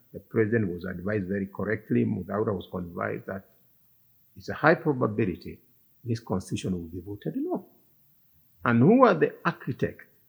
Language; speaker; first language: English; non-native, local second language; Kikuyu